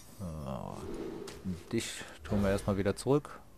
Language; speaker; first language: German; native; German